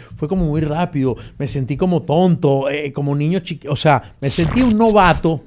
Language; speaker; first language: Spanish; native; Spanish